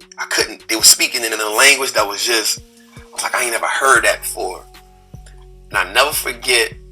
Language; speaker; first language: English; native; English